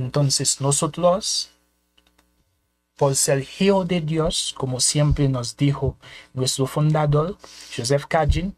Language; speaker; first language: Spanish; non-native, fluent; Haitian Creole